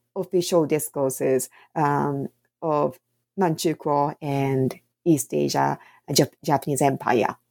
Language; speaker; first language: English; non-native, fluent; Japanese